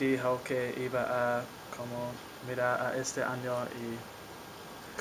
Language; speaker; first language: Spanish; non-native, learner; English